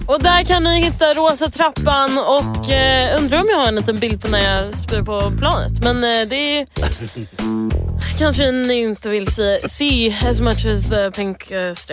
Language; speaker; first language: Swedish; early bilingual, heritage; English